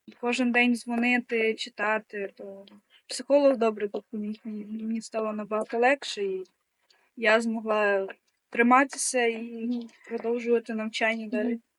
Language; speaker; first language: Ukrainian; native; Ukrainian